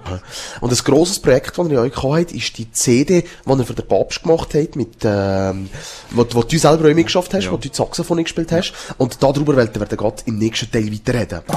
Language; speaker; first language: German; native; German